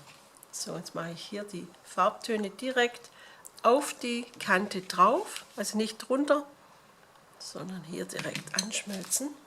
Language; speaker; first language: German; native; German